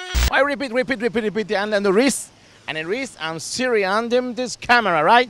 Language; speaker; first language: English; non-native, learner; Spanish